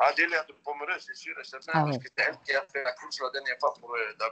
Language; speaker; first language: French; non-native, local second language; Dutch